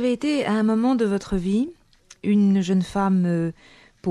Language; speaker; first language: French; native; French